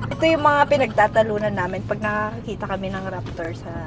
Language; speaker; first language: Filipino; native; Filipino